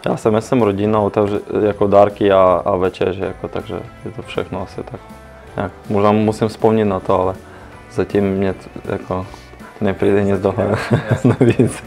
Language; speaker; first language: Czech; non-native, learner; Ukrainian